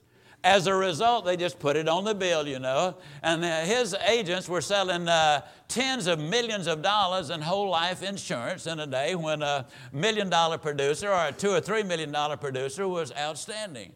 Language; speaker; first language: English; native; English